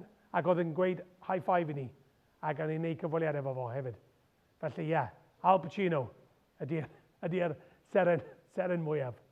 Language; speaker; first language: Welsh; non-native, local second language; English